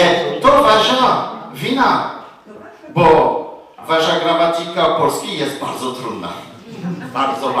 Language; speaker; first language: Polish; early bilingual, heritage; Polish